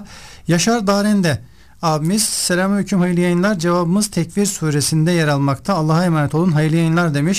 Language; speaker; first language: Turkish; native; Turkish